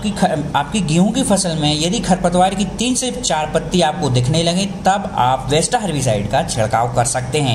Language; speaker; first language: Hindi; native; Hindi